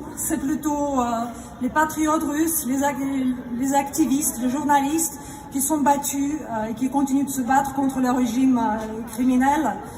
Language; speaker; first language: French; non-native, fluent; Russian